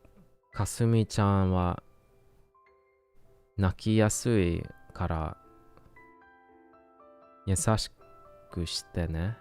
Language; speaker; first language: Japanese; non-native, learner; English